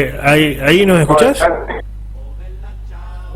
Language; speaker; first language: Spanish; native; Spanish